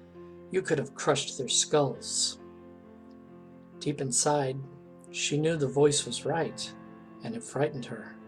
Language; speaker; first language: English; native; English